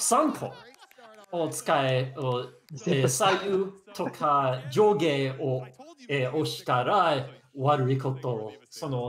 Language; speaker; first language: Japanese; non-native, learner; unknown